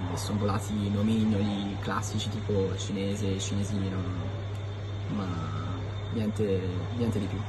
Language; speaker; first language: Italian; early bilingual, other home language; Iloko